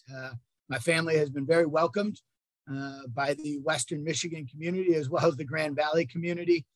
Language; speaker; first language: English; native; English